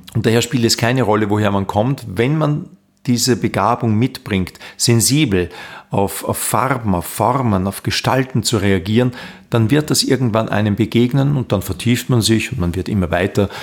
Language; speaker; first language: German; native; German